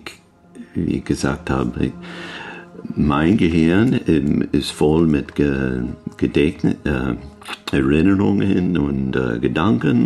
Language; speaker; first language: German; non-native, learner; English